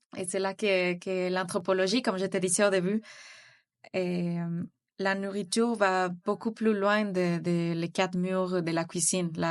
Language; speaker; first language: French; non-native, fluent; Spanish